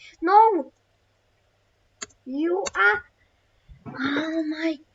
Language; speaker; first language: English; non-native, learner; Polish